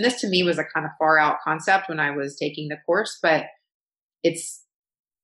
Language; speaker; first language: English; native; English